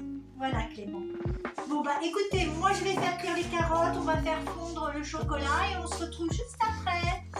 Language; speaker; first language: French; native; French